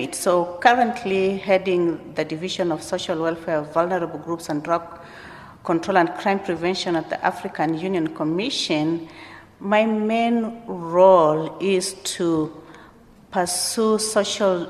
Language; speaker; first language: English; non-native, local second language; Luo (Kenya and Tanzania)